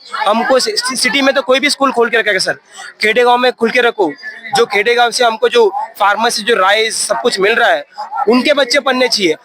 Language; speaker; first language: Hindi; non-native, local second language; Tamil